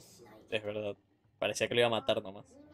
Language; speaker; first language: Spanish; native; Spanish